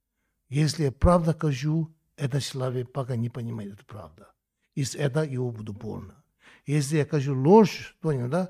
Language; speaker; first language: Russian; non-native, learner; Tibetan